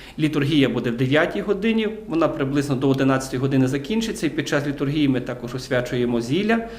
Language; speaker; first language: Ukrainian; native; Ukrainian